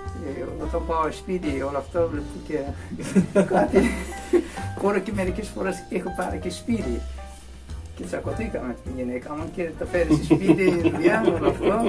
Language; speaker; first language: Greek; non-native, learner; Persian